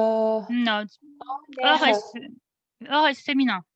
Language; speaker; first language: French; non-native, fluent; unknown